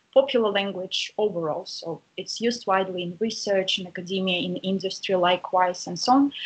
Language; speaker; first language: English; non-native, fluent; Russian